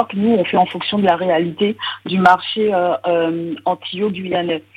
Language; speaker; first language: French; native; French